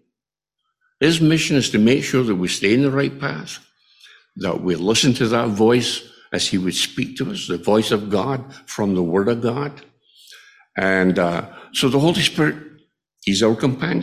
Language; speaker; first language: English; native; English